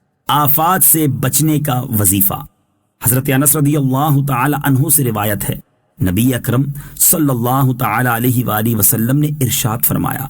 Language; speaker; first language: Urdu; native; Urdu